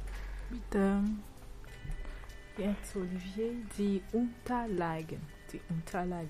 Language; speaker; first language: German; non-native, fluent; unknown